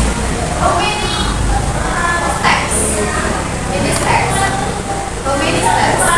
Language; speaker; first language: English; non-native, fluent; Indonesian